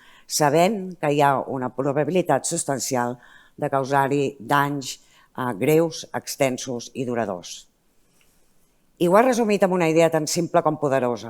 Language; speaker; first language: Catalan; native; Catalan